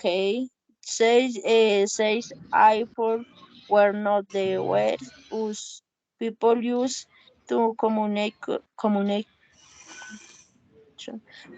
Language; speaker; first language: English; non-native, learner; Spanish